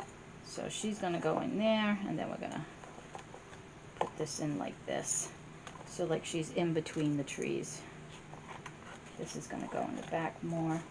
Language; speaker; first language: English; native; English